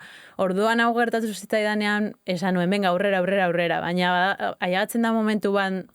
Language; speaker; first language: Basque; native; Basque